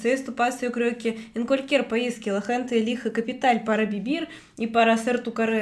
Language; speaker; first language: Spanish; non-native, fluent; Russian